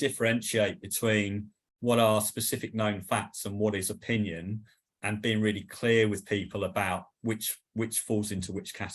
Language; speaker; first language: English; native; English